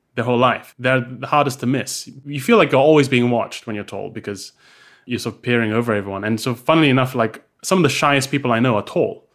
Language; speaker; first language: English; native; English